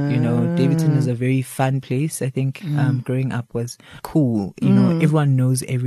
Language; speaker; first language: English; non-native, local second language; Zulu